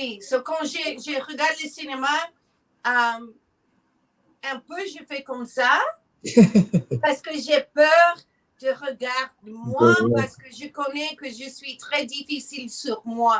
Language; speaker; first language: French; non-native, learner; English